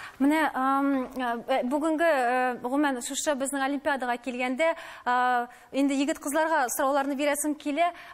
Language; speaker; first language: Tatar; native; Tatar